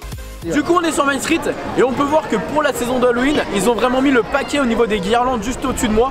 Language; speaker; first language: French; native; French